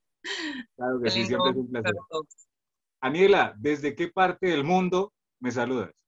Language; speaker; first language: Spanish; native; Spanish